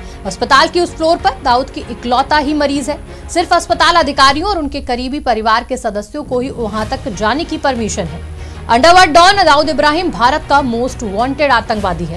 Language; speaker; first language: Hindi; native; Hindi